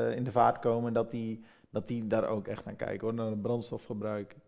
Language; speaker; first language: Dutch; native; Dutch